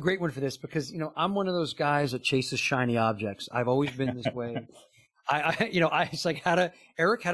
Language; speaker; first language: English; native; English